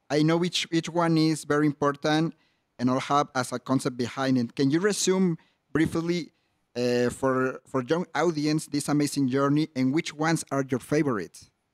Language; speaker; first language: English; non-native, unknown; Spanish